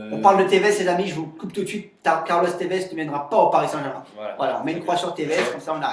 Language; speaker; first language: French; native; French